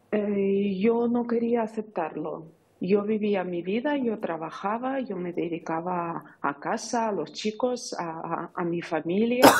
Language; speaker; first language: Spanish; non-native, fluent; Ukrainian